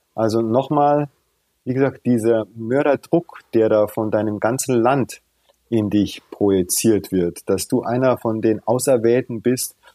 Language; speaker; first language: German; early bilingual, other home language; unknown